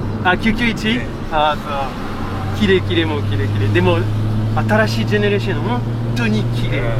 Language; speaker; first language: Japanese; non-native, learner; French